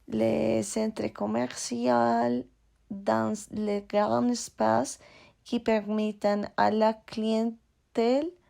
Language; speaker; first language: French; non-native, learner; Spanish